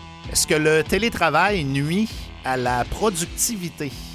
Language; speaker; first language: French; native; French